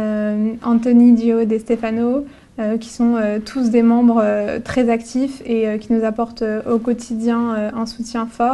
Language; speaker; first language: French; native; French